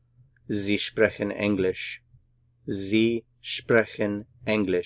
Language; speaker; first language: German; non-native, fluent; English